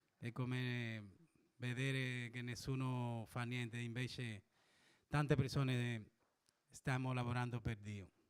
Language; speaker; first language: Italian; non-native, fluent; Spanish